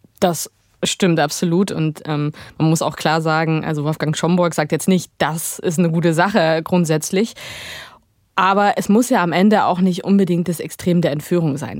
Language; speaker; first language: German; native; German